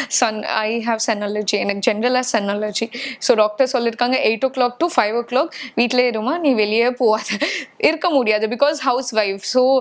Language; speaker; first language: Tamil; non-native, local second language; Hindi